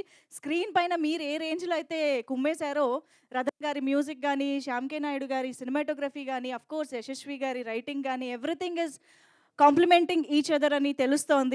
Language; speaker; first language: Telugu; native; Telugu